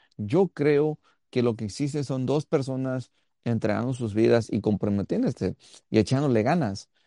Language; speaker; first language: Spanish; early bilingual, heritage; Spanish